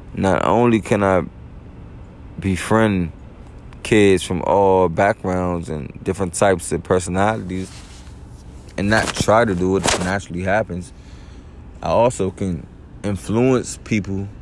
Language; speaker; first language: English; native; English